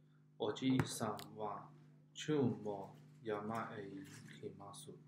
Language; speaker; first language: Japanese; non-native, learner; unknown